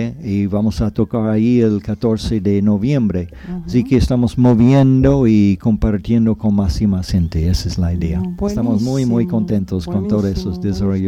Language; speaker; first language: Spanish; non-native, fluent; English